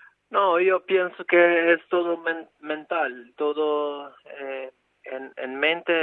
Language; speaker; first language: Spanish; non-native, fluent; Albanian